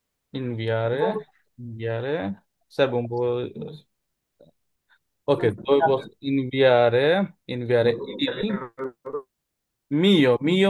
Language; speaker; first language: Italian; non-native, fluent; Bangla